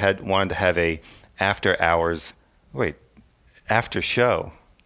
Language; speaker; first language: English; native; English